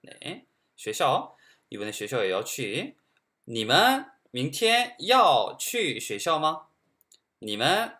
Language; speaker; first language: Chinese; non-native, fluent; Korean